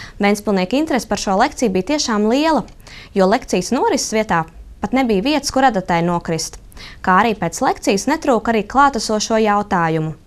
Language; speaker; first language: Latvian; native; Latvian